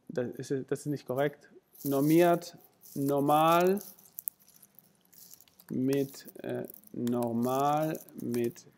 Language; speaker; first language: German; non-native, fluent; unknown